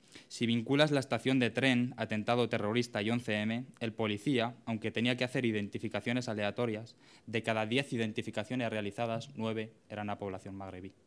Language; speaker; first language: Spanish; native; Spanish